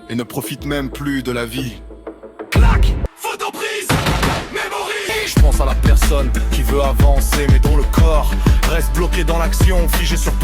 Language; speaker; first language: French; native; French